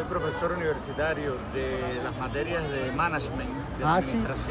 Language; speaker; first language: Spanish; native; Spanish